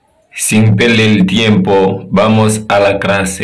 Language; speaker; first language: Spanish; non-native, fluent; Haitian Creole